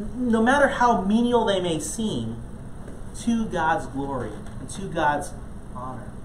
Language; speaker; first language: English; native; English